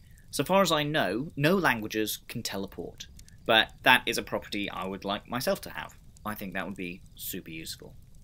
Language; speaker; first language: English; native; English